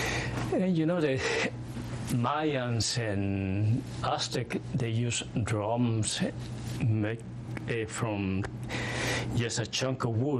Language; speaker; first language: English; non-native, fluent; Spanish